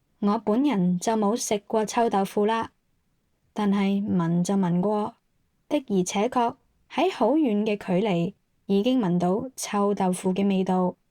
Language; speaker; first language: Cantonese; native; Cantonese